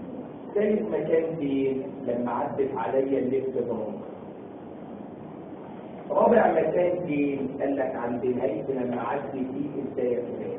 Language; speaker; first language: Arabic; native; Arabic